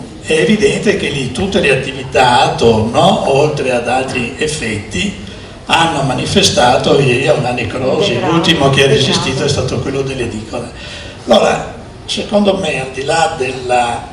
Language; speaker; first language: Italian; native; Italian